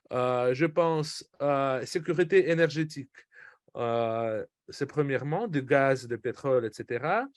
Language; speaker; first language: French; non-native, fluent; Russian